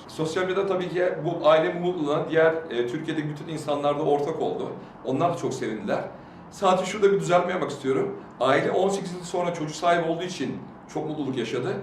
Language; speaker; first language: Turkish; native; Turkish